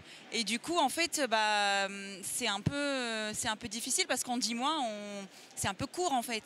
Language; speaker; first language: French; native; French